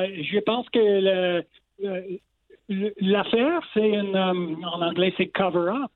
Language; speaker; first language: French; non-native, local second language; English